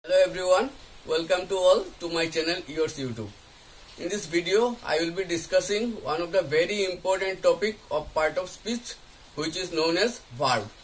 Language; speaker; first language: English; non-native, local second language; Bangla